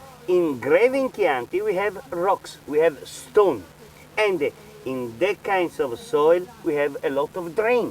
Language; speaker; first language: English; non-native, fluent; Italian